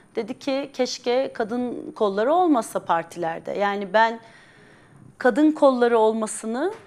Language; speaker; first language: Turkish; native; Turkish